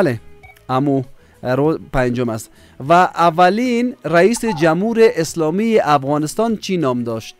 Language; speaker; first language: Persian; native; Persian